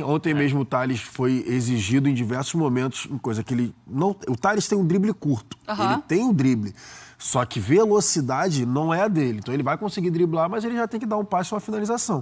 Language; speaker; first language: Portuguese; native; Portuguese